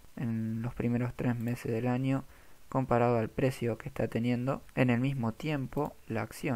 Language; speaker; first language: Spanish; native; Spanish